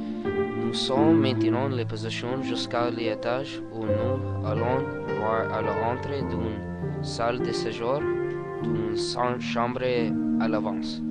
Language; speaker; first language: French; non-native, learner; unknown